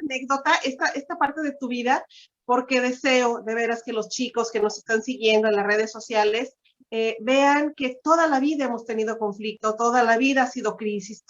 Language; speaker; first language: Spanish; native; Spanish